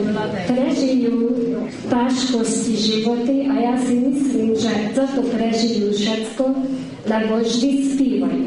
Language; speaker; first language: Slovak; early bilingual, heritage; Slovak